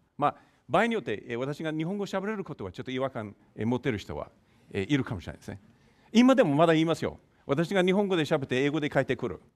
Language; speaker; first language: Japanese; non-native, fluent; English